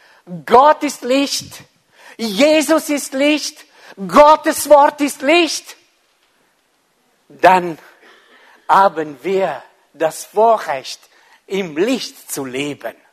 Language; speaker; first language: German; non-native, fluent; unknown